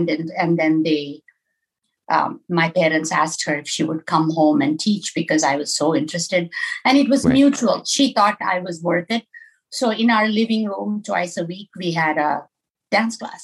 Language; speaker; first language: English; non-native, local second language; Tamil